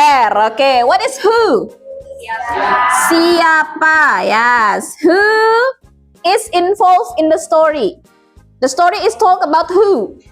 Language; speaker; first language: English; non-native, fluent; Indonesian